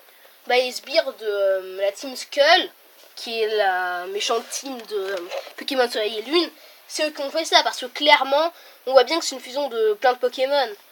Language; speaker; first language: French; native; French